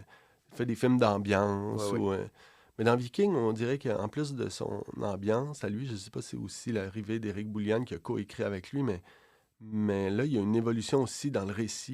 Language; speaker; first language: French; native; French